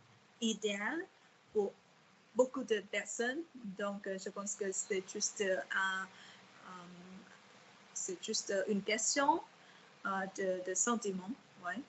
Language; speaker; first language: French; non-native, fluent; Vietnamese